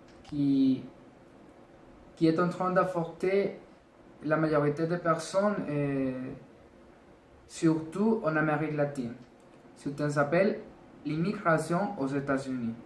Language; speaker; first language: French; non-native, learner; Spanish